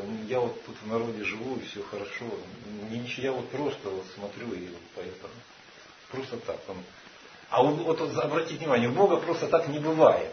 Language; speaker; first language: Russian; native; Russian